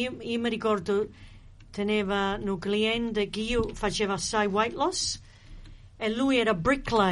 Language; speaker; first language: Italian; early bilingual, heritage; Italian